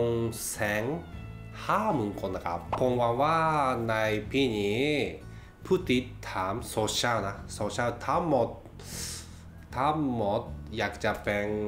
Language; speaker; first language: Thai; non-native, fluent; Japanese